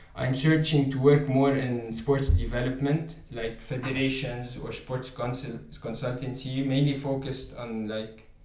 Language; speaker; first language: English; non-native, fluent; Arabic